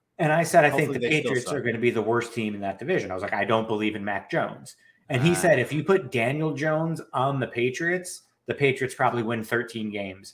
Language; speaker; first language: English; native; English